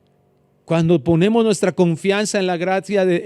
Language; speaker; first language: Spanish; native; Spanish